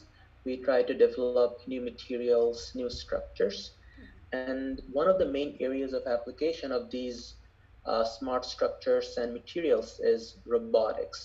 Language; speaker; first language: English; non-native, local second language; Bangla